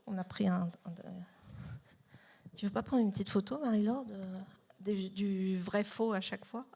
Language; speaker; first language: French; native; French